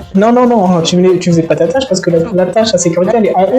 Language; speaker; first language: French; native; French